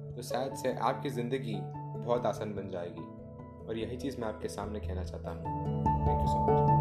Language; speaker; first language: Hindi; non-native, local second language; Gujarati